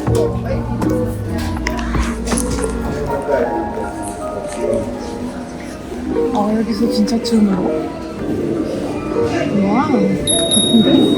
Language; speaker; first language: Korean; non-native, learner; Ukrainian